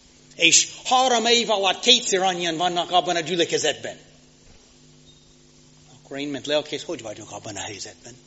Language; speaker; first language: Hungarian; non-native, fluent; English